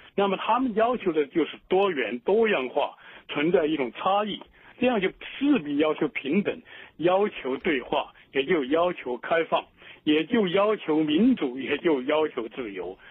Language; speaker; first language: Chinese; native; Chinese